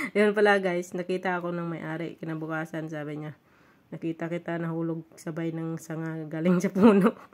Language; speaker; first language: Filipino; non-native, local second language; Hiligaynon